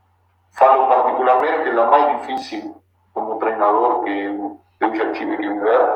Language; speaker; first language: Portuguese; non-native, fluent; Spanish